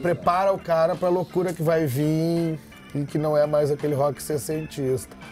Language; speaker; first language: Portuguese; native; Portuguese